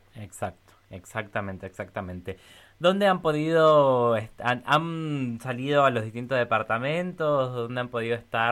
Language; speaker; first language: Spanish; native; Spanish